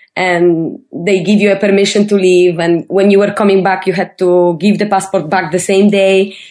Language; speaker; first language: English; non-native, fluent; Polish